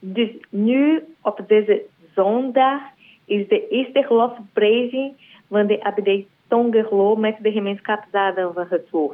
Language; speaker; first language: Dutch; non-native, learner; Portuguese